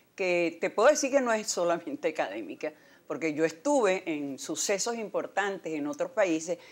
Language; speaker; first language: Spanish; native; Spanish